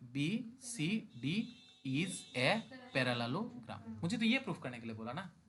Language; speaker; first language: Hindi; non-native, local second language; Bangla